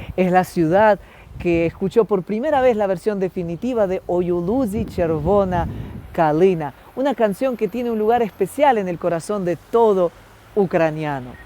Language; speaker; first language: Spanish; non-native, fluent; Ukrainian